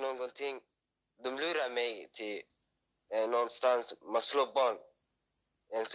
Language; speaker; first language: Swedish; early bilingual, other home language; Somali